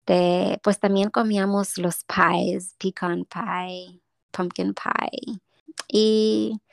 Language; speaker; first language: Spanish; early bilingual, heritage; Spanish